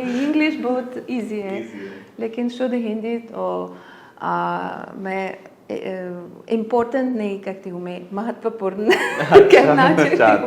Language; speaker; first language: Hindi; non-native, learner; Lithuanian